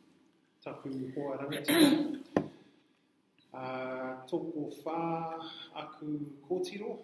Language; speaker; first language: Māori; non-native, learner; English